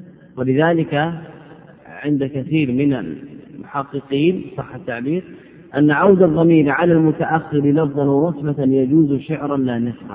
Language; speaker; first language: Arabic; native; Arabic